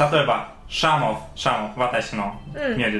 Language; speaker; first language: Japanese; non-native, fluent; Russian